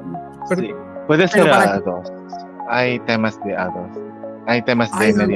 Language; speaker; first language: Spanish; non-native, fluent; Filipino